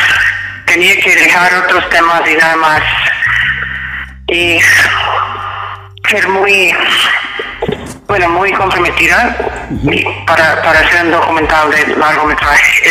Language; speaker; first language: Spanish; non-native, fluent; English